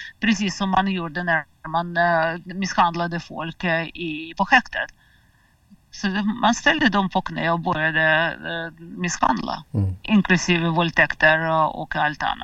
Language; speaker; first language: Swedish; non-native, fluent; Russian